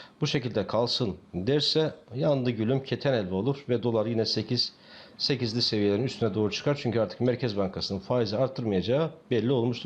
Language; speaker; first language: Turkish; native; Turkish